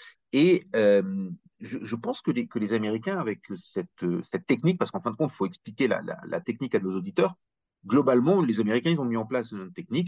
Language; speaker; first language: French; native; French